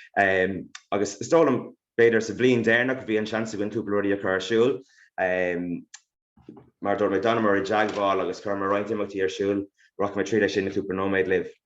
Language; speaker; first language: Irish; non-native, local second language; English